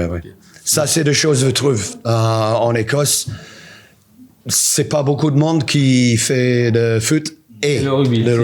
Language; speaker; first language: French; non-native, learner; English